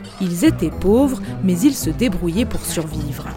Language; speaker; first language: French; native; French